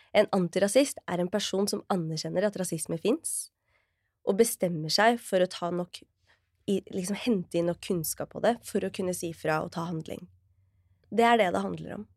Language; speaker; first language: Norwegian; early bilingual, other home language; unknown